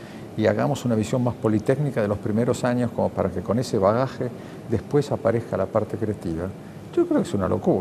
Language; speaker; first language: Spanish; native; Spanish